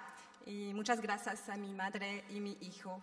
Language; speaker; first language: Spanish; non-native, learner; French